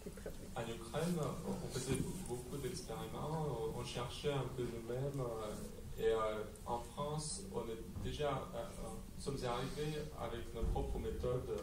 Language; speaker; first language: French; non-native, fluent; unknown